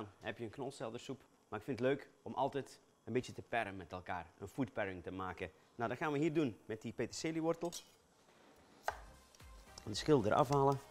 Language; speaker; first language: Dutch; native; Dutch